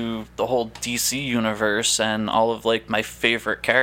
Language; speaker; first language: English; native; English